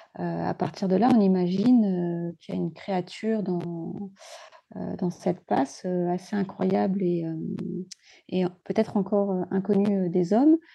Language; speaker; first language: French; native; French